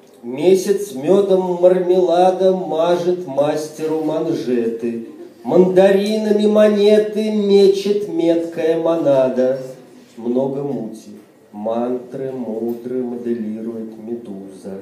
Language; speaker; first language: Russian; native; Russian